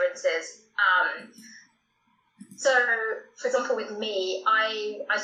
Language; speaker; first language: English; native; English